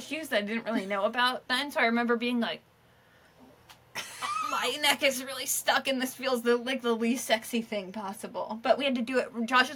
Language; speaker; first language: English; native; English